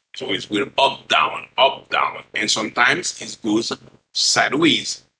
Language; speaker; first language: English; non-native, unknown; Haitian Creole